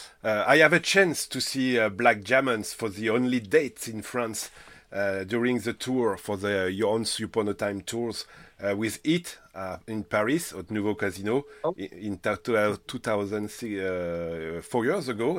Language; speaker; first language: English; non-native, learner; French